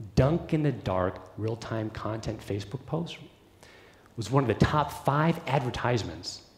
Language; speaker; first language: English; native; English